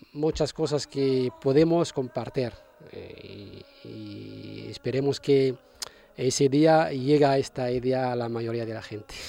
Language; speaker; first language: Spanish; non-native, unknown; Arabic